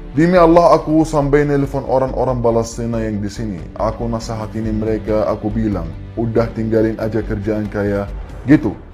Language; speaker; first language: Indonesian; non-native, fluent; Arabic